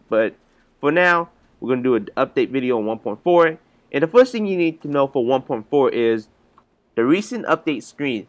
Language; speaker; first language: English; native; English